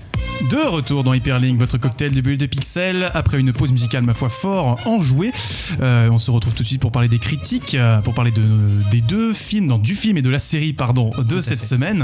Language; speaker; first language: French; native; French